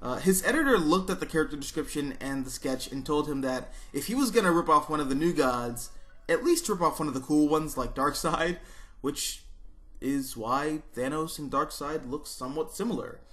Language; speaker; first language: English; native; English